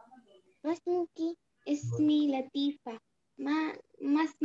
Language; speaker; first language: Arabic; non-native, learner; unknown